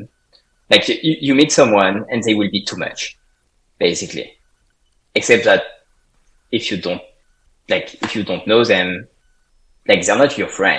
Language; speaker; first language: English; non-native, fluent; French